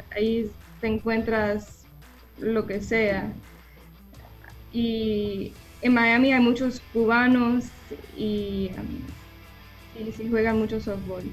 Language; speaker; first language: Spanish; early bilingual, heritage; English